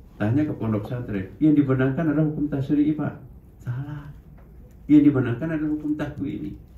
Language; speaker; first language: Indonesian; non-native, local second language; Buginese